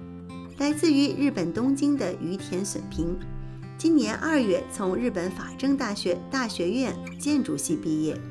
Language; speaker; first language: Chinese; native; Chinese